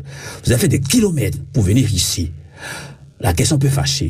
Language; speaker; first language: French; non-native, local second language; Ewe